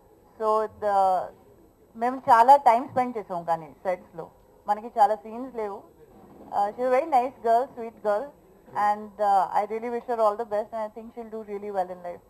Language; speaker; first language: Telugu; non-native, local second language; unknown